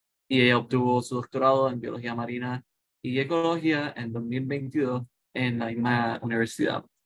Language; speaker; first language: Spanish; native; Spanish